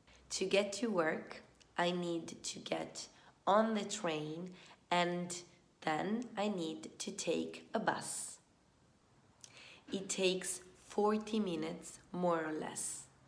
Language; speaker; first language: English; non-native, fluent; Italian